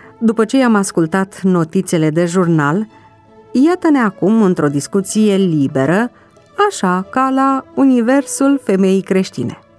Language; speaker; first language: Romanian; native; Romanian